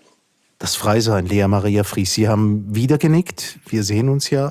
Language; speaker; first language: German; native; German